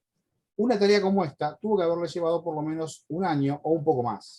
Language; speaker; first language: Spanish; native; Spanish